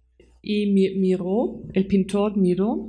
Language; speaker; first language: Spanish; non-native, fluent; German